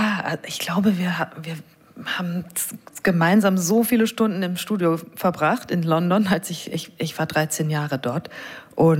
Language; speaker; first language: German; non-native, fluent; English